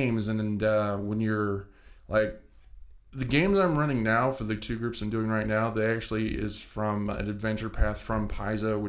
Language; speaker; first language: English; native; English